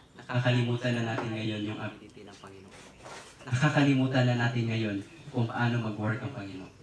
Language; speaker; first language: Filipino; native; Filipino